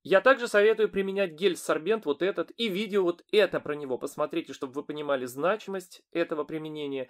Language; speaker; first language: Russian; native; Russian